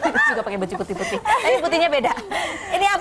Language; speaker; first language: Indonesian; native; Indonesian